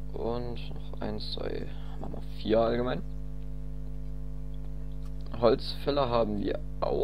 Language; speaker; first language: German; native; German